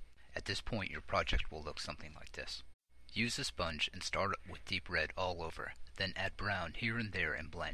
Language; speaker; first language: English; native; English